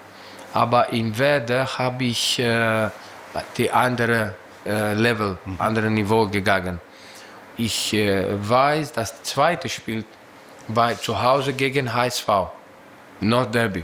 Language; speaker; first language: German; non-native, learner; Greek